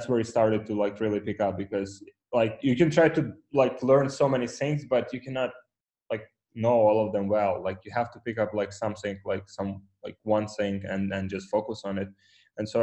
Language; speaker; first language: English; non-native, fluent; Ukrainian